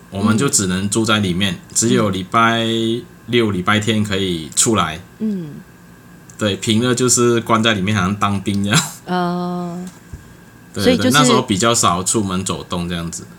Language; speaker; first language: Chinese; non-native, local second language; Cantonese